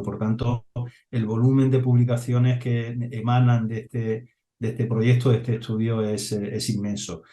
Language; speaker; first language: Spanish; native; Spanish